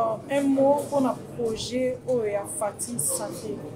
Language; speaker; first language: French; non-native, local second language; Lingala